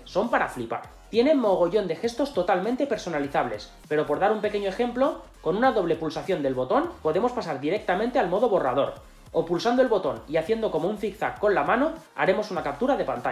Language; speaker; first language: Spanish; native; Spanish